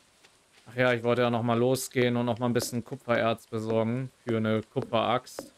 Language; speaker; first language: German; native; German